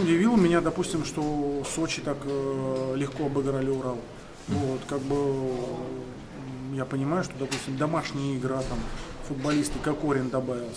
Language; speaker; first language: Russian; native; Russian